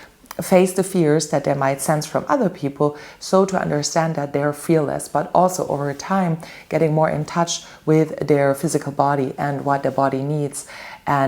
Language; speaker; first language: English; non-native, fluent; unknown